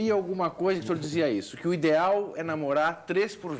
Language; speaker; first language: Portuguese; native; Portuguese